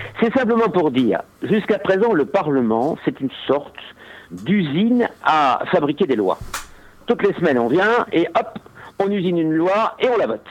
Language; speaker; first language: French; native; French